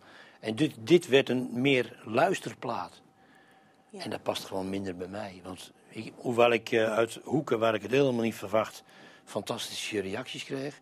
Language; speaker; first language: Dutch; native; Dutch